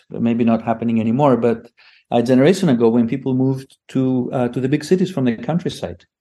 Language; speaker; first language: English; non-native, fluent; Greek